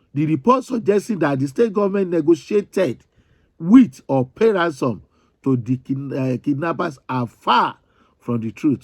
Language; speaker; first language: English; non-native, local second language; Yoruba